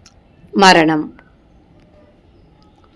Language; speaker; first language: Tamil; native; Tamil